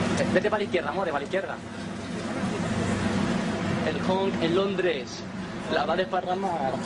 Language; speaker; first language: Spanish; native; Spanish